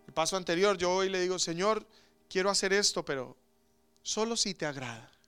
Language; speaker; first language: Spanish; native; Spanish